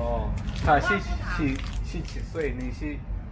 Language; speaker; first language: Chinese; non-native, learner; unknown